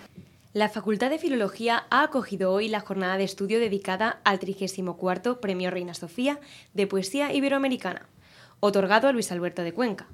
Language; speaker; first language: Spanish; native; Spanish